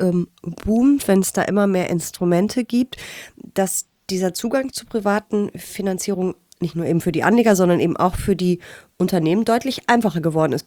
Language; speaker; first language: German; native; German